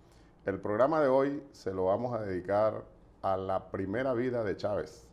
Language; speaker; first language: Spanish; native; Spanish